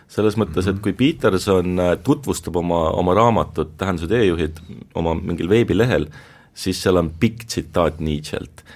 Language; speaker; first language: Estonian; native; Estonian